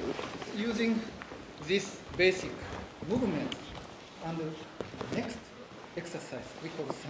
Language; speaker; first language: English; non-native, learner; Japanese